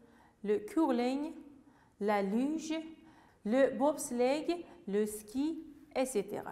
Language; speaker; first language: French; non-native, fluent; Uzbek